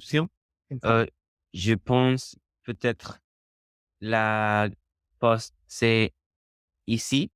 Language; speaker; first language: French; non-native, learner; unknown